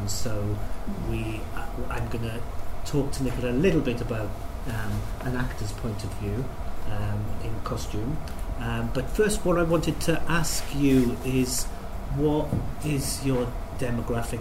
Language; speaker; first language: English; native; English